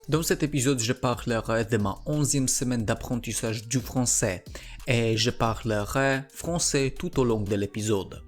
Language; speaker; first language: French; non-native, learner; Polish